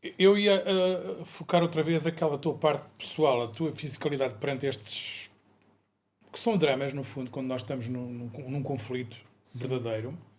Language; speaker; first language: Portuguese; native; Portuguese